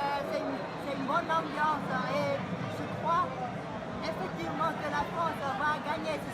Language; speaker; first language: French; non-native, fluent; Khmer